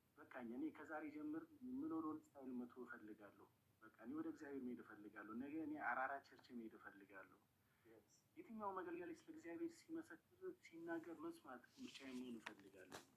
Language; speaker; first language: Amharic; non-native, local second language; Oromo